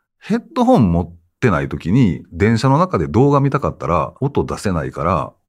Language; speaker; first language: Japanese; native; Japanese